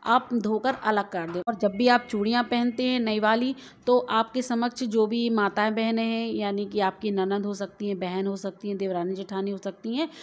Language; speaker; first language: Hindi; native; Hindi